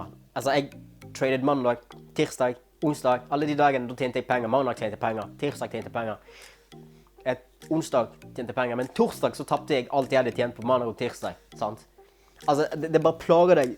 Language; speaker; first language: Norwegian; native; Norwegian